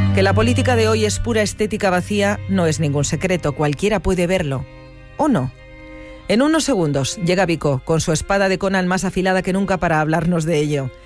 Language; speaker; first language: Spanish; native; Spanish